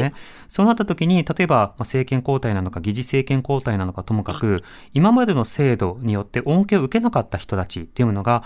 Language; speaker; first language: Japanese; native; Japanese